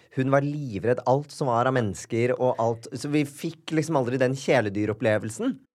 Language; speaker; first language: Norwegian; native; Norwegian